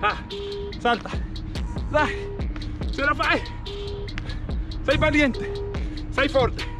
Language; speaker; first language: Italian; non-native, learner; Spanish